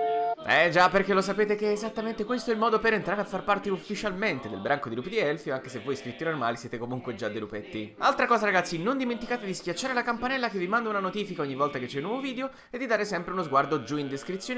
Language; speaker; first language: Italian; native; Italian